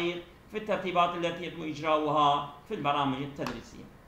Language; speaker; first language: Arabic; non-native, fluent; Turkish